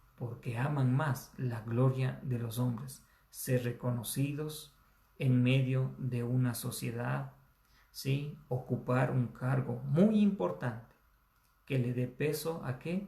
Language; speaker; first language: Spanish; native; Spanish